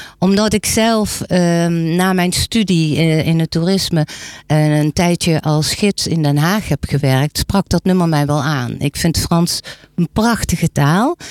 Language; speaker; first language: Dutch; native; Dutch